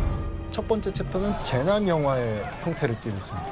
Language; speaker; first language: Korean; native; Korean